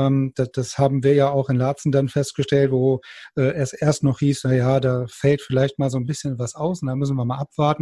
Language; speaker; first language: German; native; German